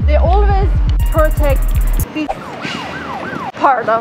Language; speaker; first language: English; non-native, fluent; Persian